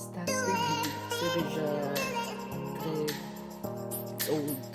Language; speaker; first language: French; non-native, learner; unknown